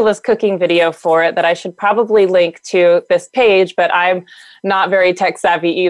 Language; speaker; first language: English; native; English